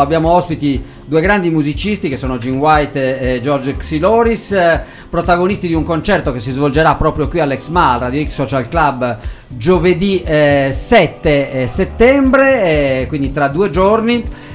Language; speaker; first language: Italian; native; Italian